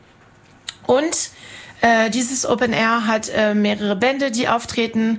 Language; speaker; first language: German; non-native, fluent; French